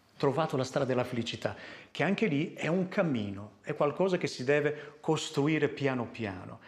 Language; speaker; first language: Italian; native; Italian